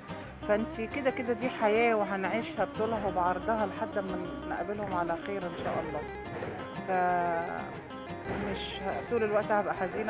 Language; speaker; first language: Arabic; native; Arabic